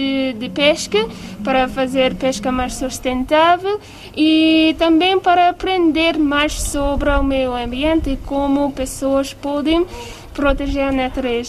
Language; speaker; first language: Portuguese; non-native, learner; English